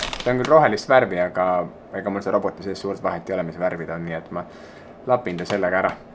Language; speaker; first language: Estonian; native; Estonian